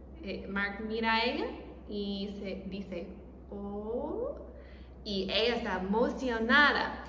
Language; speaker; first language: Spanish; non-native, fluent; English